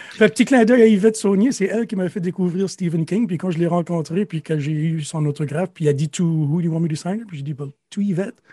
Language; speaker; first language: French; native; French